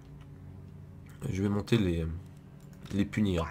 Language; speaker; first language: French; native; French